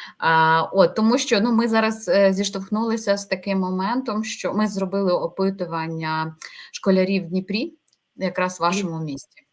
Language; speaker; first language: Ukrainian; native; Ukrainian